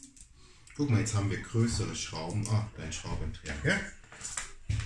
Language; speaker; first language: German; non-native, fluent; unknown